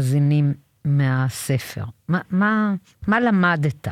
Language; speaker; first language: Hebrew; native; Hebrew